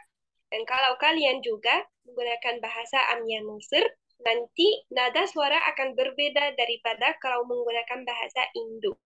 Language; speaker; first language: Indonesian; non-native, fluent; Arabic